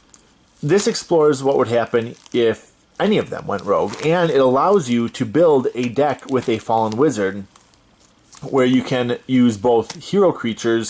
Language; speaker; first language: English; native; English